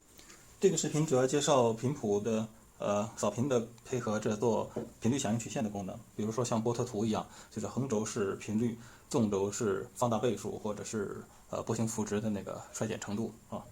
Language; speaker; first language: Chinese; native; Chinese